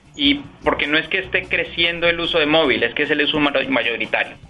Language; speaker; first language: Spanish; native; Spanish